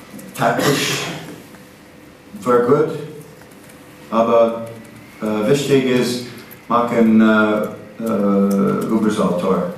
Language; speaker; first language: German; non-native, learner; English